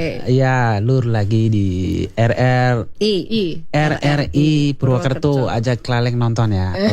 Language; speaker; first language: Indonesian; non-native, learner; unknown